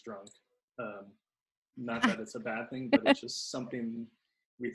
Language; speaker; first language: English; native; English